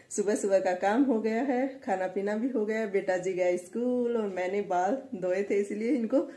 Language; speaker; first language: Hindi; native; Hindi